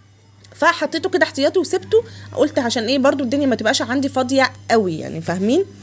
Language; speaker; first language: Arabic; native; Arabic